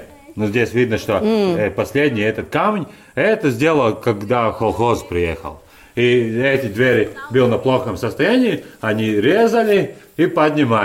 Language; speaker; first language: Russian; non-native, learner; Latvian